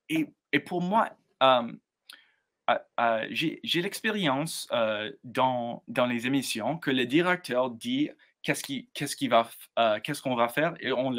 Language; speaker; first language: French; non-native, learner; English